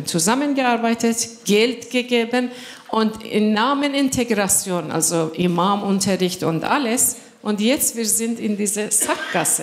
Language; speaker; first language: German; non-native, fluent; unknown